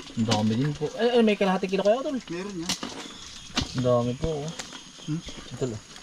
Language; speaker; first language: Filipino; native; Filipino